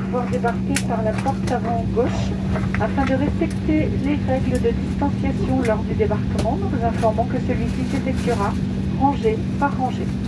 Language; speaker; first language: French; native; French